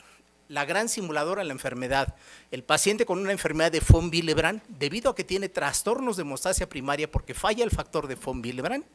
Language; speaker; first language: Spanish; native; Spanish